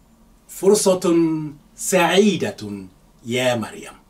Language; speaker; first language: Arabic; non-native, fluent; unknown